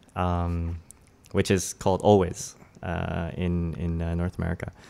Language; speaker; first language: English; native; English